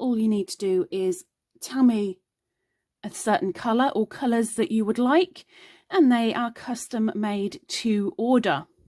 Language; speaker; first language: English; native; English